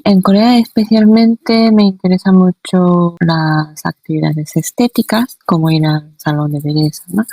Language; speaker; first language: Spanish; non-native, fluent; Korean